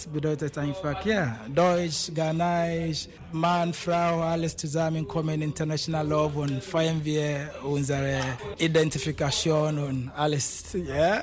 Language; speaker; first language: German; non-native, fluent; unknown